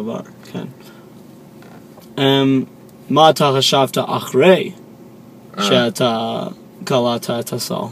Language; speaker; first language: Hebrew; non-native, learner; English